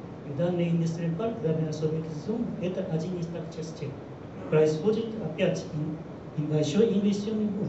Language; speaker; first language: Russian; non-native, fluent; Japanese